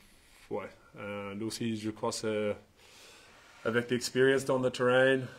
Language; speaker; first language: French; non-native, learner; English